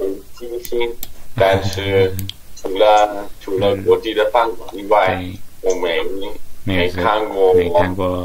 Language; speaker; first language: Chinese; non-native, learner; English